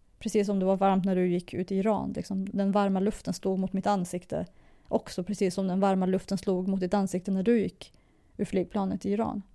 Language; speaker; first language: Swedish; early bilingual, other home language; Persian